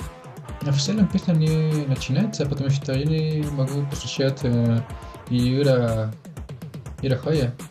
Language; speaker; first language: Russian; non-native, learner; Spanish